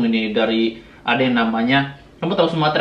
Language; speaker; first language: Indonesian; native; Indonesian